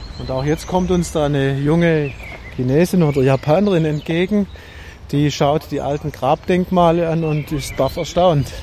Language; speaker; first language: German; native; German